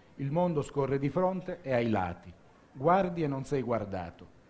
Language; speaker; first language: Italian; native; Italian